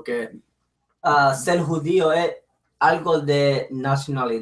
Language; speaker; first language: Spanish; early bilingual, heritage; English